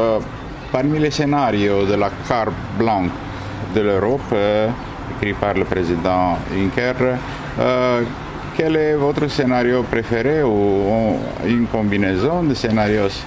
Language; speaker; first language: French; non-native, fluent; Romanian